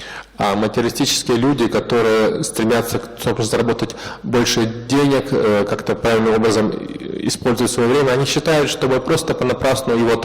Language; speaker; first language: Russian; native; Russian